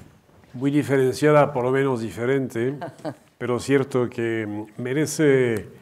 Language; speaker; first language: Spanish; non-native, fluent; French